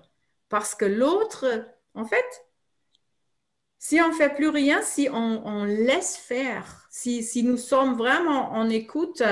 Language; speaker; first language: French; non-native, fluent; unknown